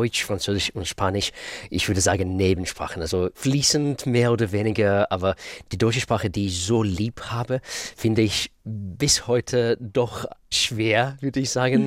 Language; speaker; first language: German; non-native, fluent; Russian